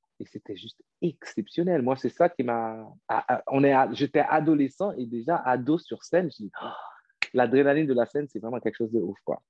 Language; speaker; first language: French; non-native, local second language; Haitian Creole